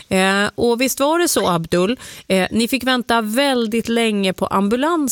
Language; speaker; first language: Swedish; native; Swedish